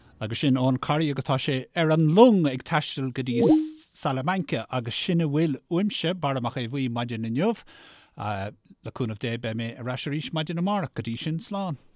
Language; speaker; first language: Irish; native; Irish